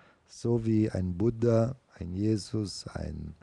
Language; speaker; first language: German; non-native, fluent; Italian